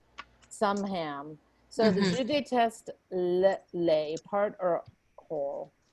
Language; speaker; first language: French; non-native, fluent; English